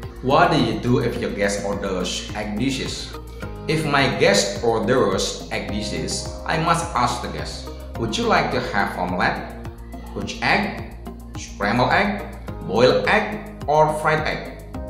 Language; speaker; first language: English; non-native, fluent; Indonesian